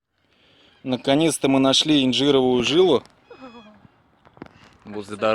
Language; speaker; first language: Russian; native; Russian